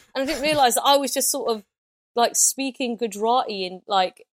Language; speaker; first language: English; native; English